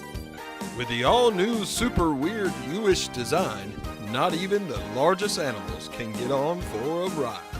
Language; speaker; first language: English; native; English